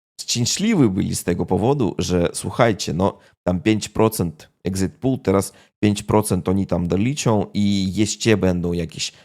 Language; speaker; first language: Polish; non-native, fluent; Russian